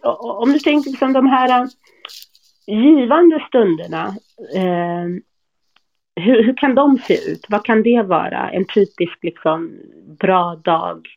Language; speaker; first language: Swedish; native; Swedish